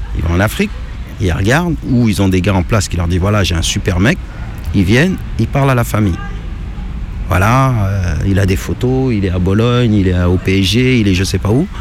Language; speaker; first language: French; native; French